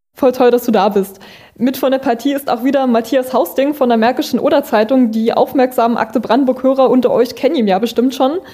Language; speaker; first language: German; native; German